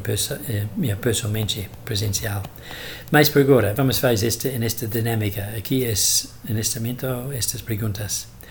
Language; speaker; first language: Portuguese; non-native, fluent; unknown